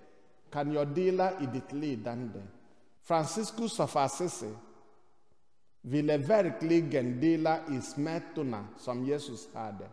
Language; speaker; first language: Swedish; non-native, fluent; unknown